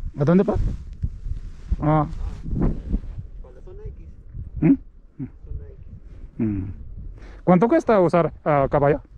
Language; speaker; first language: Spanish; non-native, learner; Korean